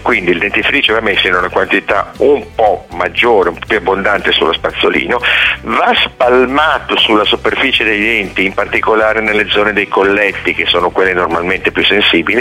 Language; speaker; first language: Italian; native; Italian